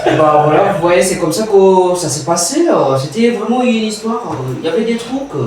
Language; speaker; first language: French; non-native, learner; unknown